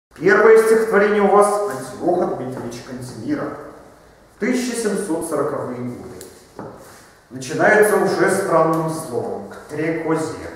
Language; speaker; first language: Russian; native; Russian